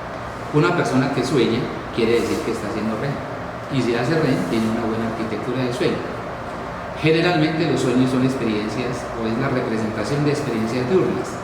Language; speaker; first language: Spanish; native; Spanish